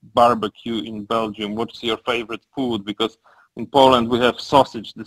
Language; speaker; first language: English; non-native, fluent; Polish